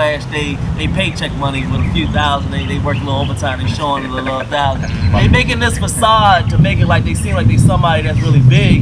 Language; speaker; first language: English; native; English